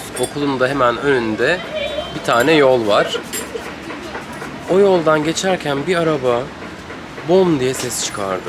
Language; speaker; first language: Turkish; native; Turkish